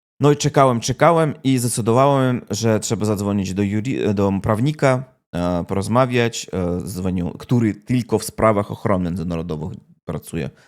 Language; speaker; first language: Polish; non-native, learner; Russian